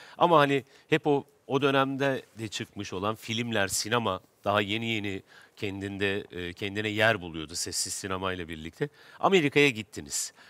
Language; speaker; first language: Turkish; native; Turkish